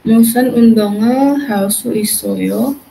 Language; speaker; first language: Korean; non-native, learner; Indonesian